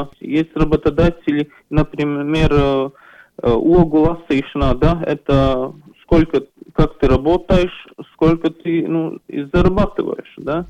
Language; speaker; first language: Russian; non-native, local second language; Latvian